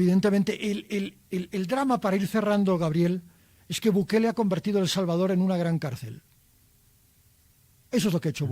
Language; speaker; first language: Spanish; native; Spanish